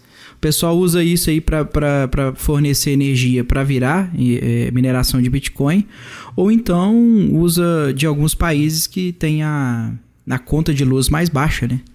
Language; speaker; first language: Portuguese; native; Portuguese